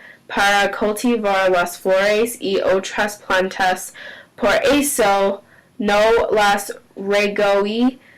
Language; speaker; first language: Spanish; non-native, learner; English